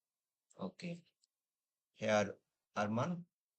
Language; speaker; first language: German; non-native, fluent; Bangla